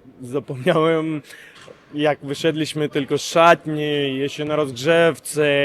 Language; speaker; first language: Polish; non-native, learner; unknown